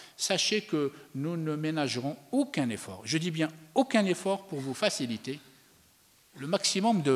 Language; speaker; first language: French; non-native, local second language; Arabic